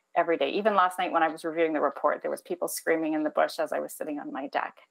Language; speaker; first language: English; native; English